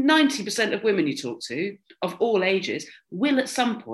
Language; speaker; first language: English; native; English